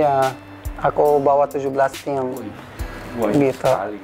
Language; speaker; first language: Indonesian; non-native, fluent; Arabic